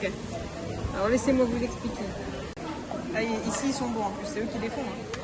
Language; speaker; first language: French; native; French